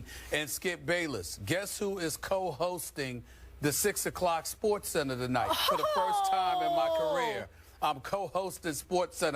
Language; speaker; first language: English; native; English